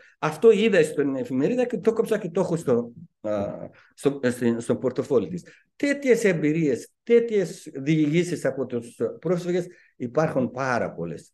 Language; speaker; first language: Greek; non-native, fluent; Persian